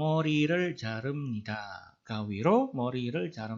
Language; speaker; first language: Korean; non-native, fluent; Indonesian